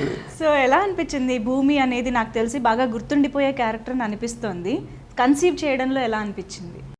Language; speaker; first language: Telugu; native; Telugu